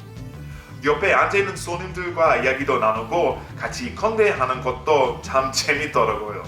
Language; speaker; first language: Korean; non-native, fluent; English